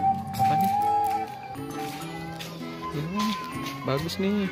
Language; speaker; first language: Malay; non-native, local second language; Sundanese